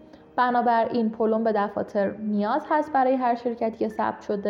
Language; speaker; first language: Persian; native; Persian